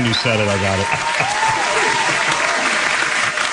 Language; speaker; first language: English; native; English